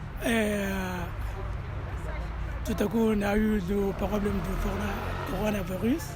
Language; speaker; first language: French; non-native, learner; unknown